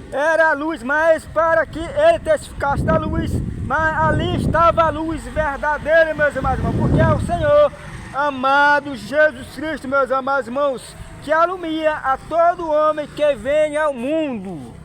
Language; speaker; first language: Portuguese; native; Portuguese